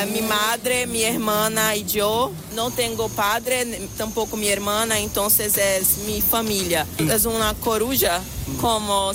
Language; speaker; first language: Spanish; non-native, fluent; Portuguese